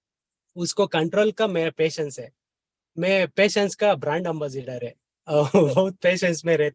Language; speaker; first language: Hindi; non-native, learner; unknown